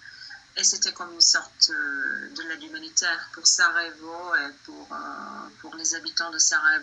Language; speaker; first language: French; non-native, fluent; Bosnian